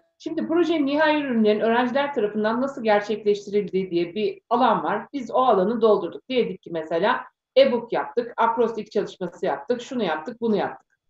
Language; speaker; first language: Turkish; native; Turkish